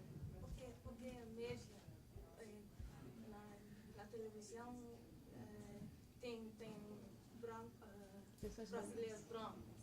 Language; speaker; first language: Portuguese; early bilingual, heritage; English